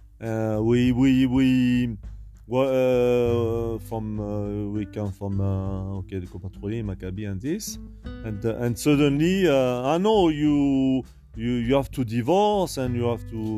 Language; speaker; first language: English; non-native, learner; French